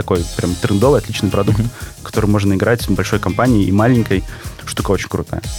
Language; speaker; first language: Russian; native; Russian